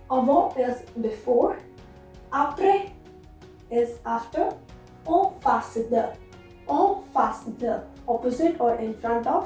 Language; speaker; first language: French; non-native, learner; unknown